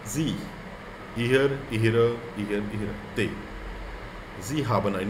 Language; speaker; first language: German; non-native, fluent; Hindi